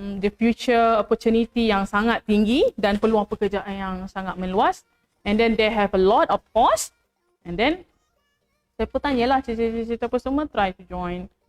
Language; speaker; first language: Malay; native; Malay